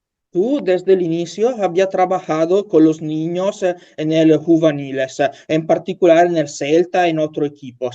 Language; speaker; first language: Spanish; non-native, learner; Italian